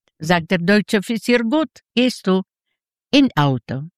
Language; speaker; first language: German; non-native, learner; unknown